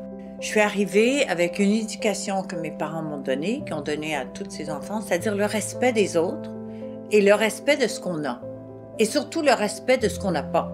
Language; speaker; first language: French; native; French